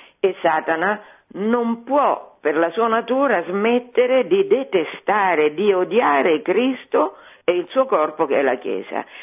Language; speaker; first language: Italian; native; Italian